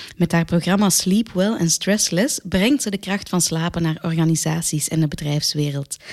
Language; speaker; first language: Dutch; native; Dutch